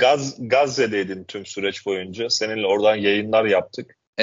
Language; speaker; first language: Turkish; native; Turkish